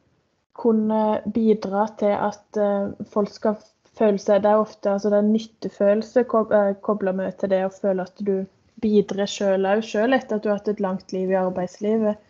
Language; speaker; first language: Norwegian; native; Norwegian